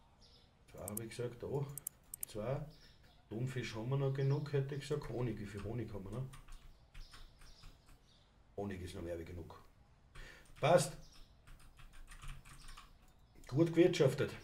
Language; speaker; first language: German; native; German